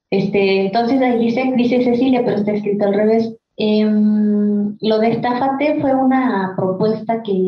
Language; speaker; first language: Spanish; non-native, local second language; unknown